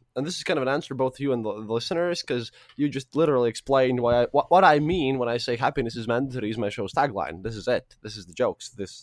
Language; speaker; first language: English; non-native, fluent; Russian